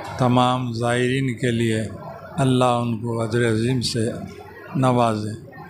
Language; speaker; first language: Urdu; native; Urdu